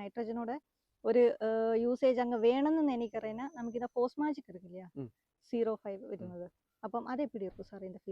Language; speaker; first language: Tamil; non-native, local second language; Malayalam